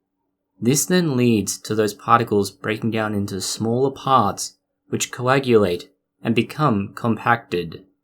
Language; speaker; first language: English; native; English